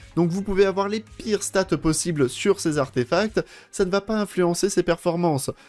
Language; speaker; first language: French; native; French